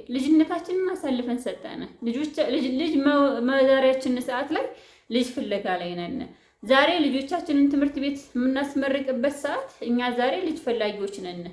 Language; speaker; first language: Amharic; native; Amharic